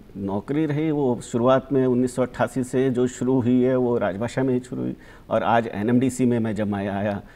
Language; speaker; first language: Hindi; native; Hindi